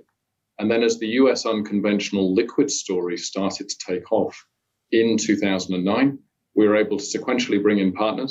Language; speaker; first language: English; native; English